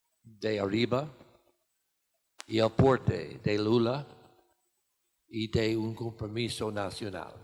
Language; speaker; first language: Spanish; non-native, fluent; English